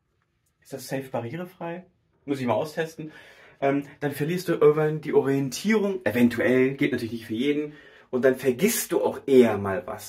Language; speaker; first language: German; native; German